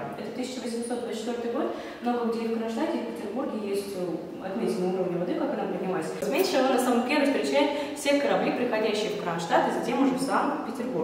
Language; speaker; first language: Russian; native; Russian